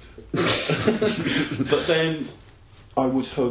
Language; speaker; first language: English; native; English